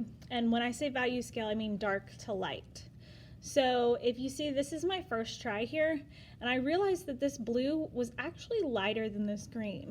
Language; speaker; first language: English; native; English